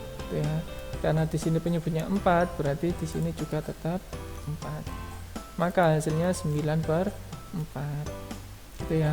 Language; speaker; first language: Indonesian; native; Indonesian